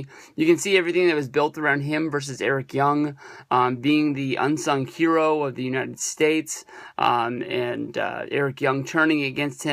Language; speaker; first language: English; native; English